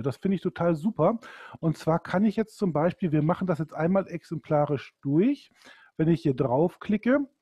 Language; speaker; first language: German; native; German